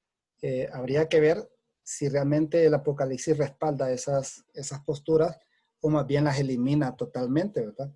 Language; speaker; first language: Spanish; native; Spanish